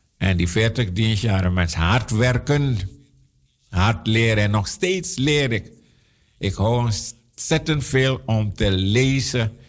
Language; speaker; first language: Dutch; non-native, local second language; Sranan Tongo